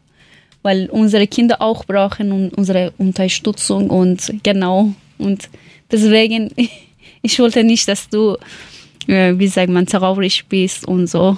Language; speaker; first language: German; non-native, learner; Persian